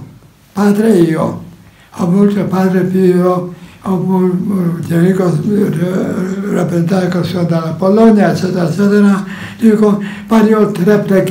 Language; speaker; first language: Italian; non-native, learner; Polish